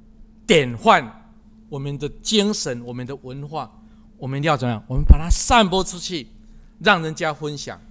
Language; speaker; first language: Chinese; non-native, local second language; Min Nan Chinese